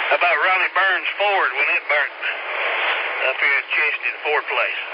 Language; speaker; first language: English; native; English